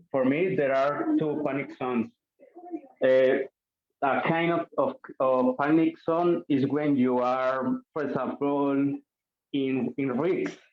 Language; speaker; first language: English; non-native, learner; Spanish